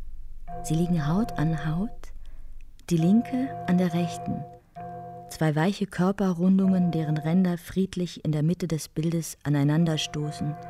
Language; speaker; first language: German; native; German